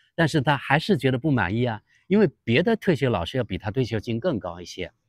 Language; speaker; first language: Chinese; native; Chinese